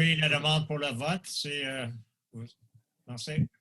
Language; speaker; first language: French; non-native, local second language; English